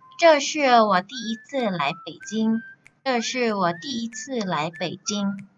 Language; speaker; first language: Chinese; non-native, fluent; Thai